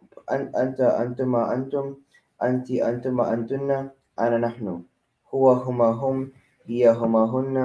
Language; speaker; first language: Arabic; non-native, learner; Filipino